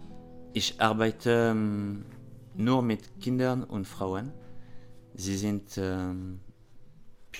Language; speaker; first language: German; non-native, learner; French